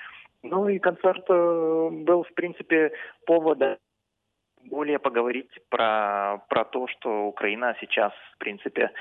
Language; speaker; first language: Russian; non-native, fluent; Lithuanian